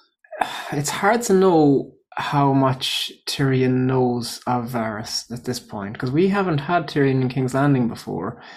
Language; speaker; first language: English; native; English